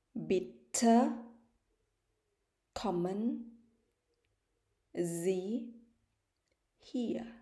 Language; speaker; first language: German; non-native, fluent; Thai